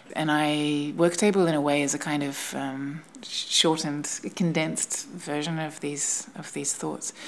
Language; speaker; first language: English; native; English